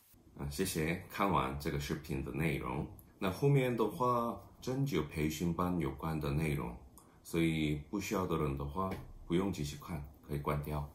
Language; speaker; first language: Chinese; non-native, fluent; Korean